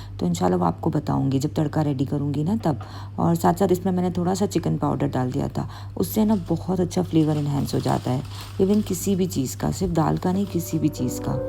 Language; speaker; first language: Urdu; native; Urdu